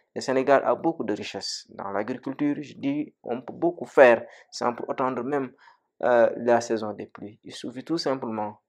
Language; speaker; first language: French; non-native, local second language; Wolof